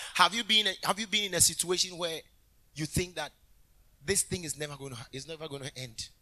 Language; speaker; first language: English; non-native, local second language; Akan